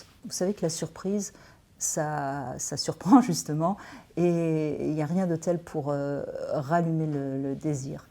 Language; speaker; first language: French; native; French